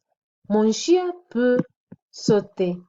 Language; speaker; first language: French; non-native, fluent; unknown